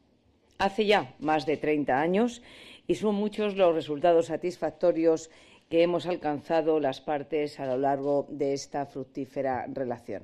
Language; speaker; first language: Spanish; native; Spanish